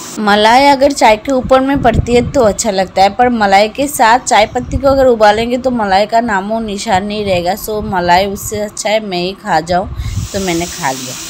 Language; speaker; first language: Hindi; non-native, local second language; Bangla